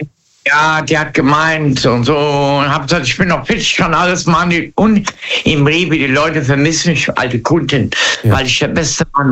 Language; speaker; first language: German; native; German